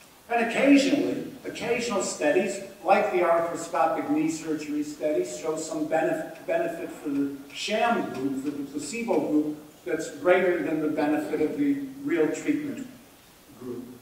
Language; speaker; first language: English; native; English